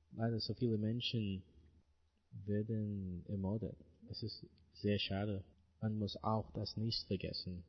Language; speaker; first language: German; non-native, learner; English